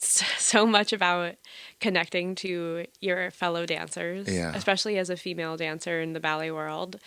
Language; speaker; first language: English; native; English